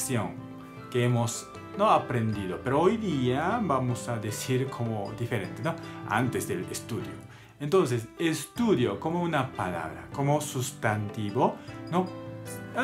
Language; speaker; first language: Spanish; non-native, learner; Japanese